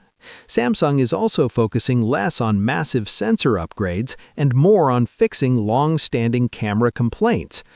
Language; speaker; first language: English; native; English